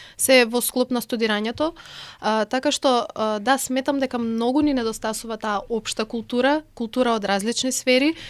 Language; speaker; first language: Macedonian; native; Macedonian